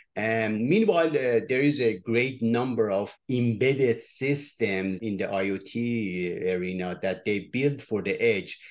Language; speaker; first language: English; non-native, fluent; Persian